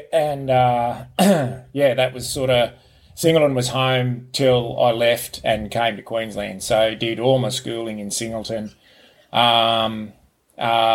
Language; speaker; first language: English; native; English